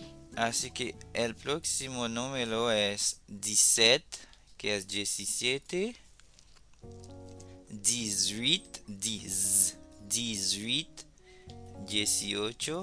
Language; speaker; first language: Spanish; non-native, fluent; Haitian Creole